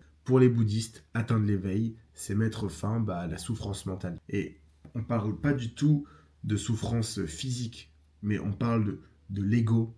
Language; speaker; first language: French; native; French